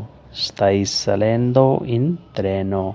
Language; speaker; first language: Italian; non-native, learner; Urdu